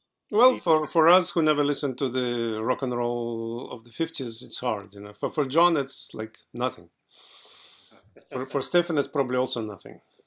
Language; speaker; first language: English; non-native, fluent; Russian